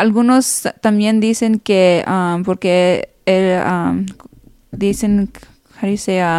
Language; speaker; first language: Spanish; early bilingual, heritage; Spanish